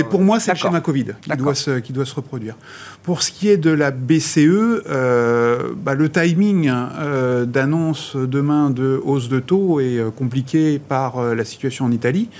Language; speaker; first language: French; native; French